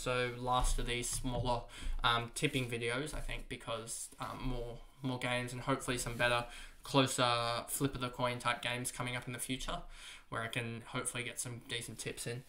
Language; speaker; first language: English; native; English